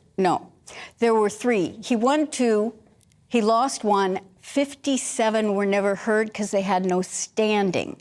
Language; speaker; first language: English; native; English